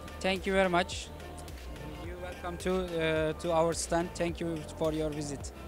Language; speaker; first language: English; non-native, fluent; Turkish